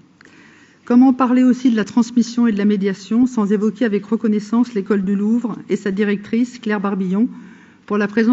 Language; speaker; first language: French; native; French